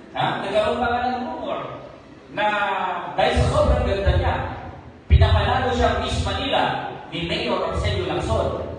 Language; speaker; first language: Filipino; non-native, local second language; Hiligaynon